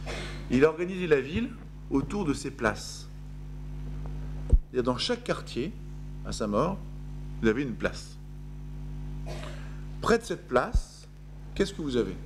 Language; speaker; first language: French; native; French